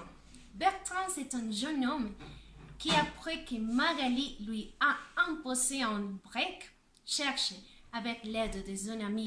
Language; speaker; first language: French; non-native, learner; Spanish